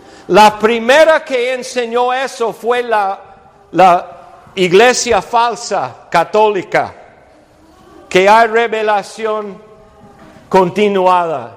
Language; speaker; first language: Spanish; non-native, fluent; English